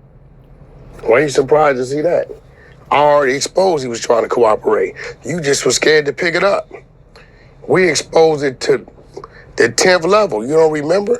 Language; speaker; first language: English; native; English